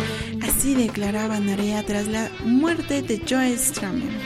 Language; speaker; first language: Spanish; native; Spanish